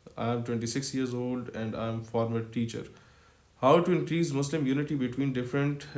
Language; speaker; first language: English; non-native, local second language; Urdu